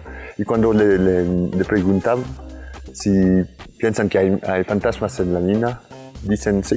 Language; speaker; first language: Spanish; non-native, fluent; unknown